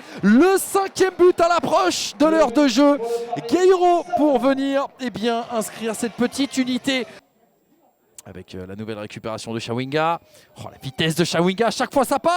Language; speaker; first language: French; native; French